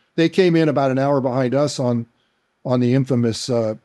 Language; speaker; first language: English; native; English